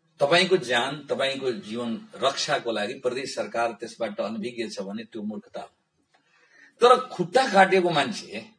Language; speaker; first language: Nepali; non-native, local second language; Bhojpuri